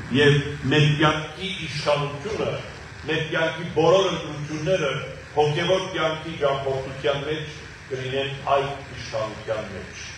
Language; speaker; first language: Armenian; native; Armenian